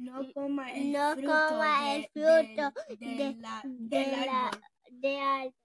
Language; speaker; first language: Spanish; early bilingual, heritage; Spanish